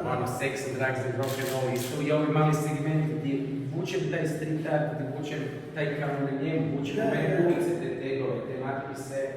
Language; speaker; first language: Croatian; native; Croatian